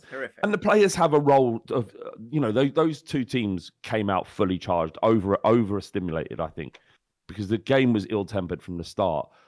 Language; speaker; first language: English; native; English